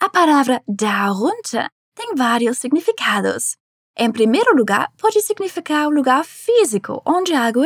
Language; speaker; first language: Portuguese; non-native, fluent; German